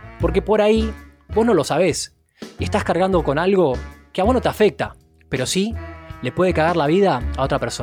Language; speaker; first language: Spanish; native; Spanish